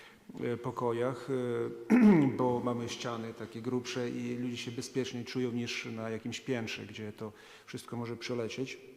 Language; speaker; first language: Polish; non-native, fluent; Ukrainian